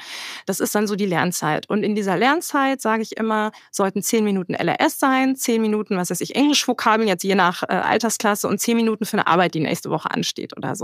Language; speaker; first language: German; native; German